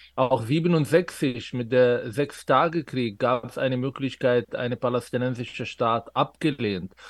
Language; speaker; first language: German; non-native, fluent; Arabic